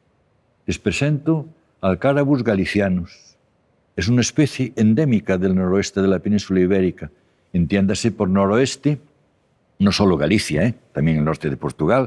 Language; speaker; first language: Spanish; native; Spanish